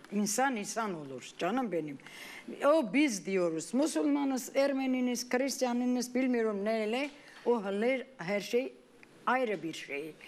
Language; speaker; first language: Turkish; non-native, learner; Armenian